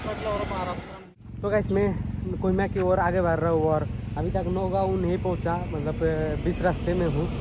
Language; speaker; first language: Hindi; non-native, local second language; Assamese